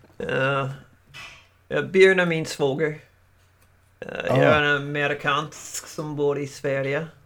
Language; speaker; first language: Swedish; non-native, learner; English